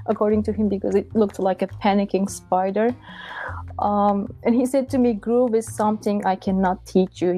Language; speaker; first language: English; non-native, fluent; Turkish